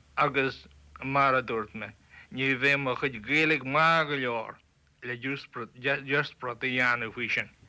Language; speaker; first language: Irish; native; Irish